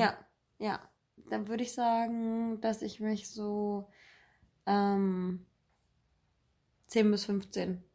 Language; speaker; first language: German; native; German